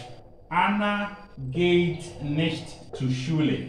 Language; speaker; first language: German; non-native, learner; Akan